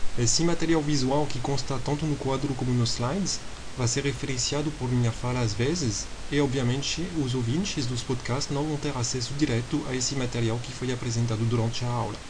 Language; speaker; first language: Portuguese; non-native, fluent; French